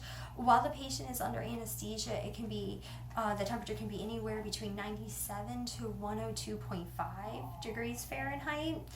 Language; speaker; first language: English; native; English